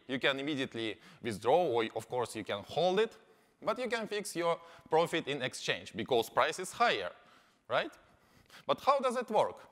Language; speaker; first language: English; non-native, learner; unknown